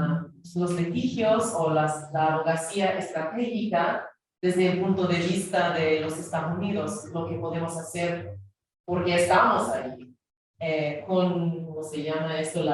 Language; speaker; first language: Spanish; non-native, fluent; English